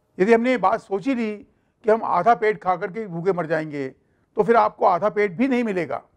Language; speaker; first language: Hindi; non-native, local second language; Marathi